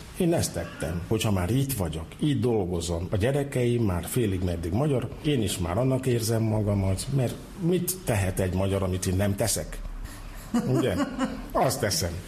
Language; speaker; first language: Hungarian; non-native, fluent; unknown